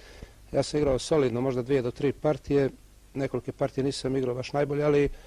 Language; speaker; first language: Bosnian; native; Bosnian